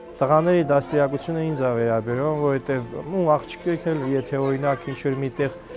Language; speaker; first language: Armenian; native; Armenian